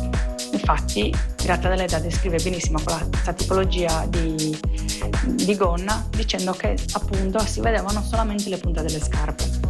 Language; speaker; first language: Italian; native; Italian